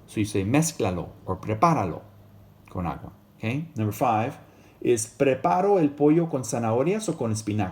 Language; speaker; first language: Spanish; non-native, fluent; English